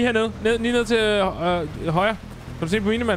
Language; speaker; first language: Danish; native; Danish